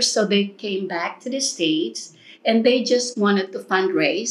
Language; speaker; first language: English; non-native, local second language; Filipino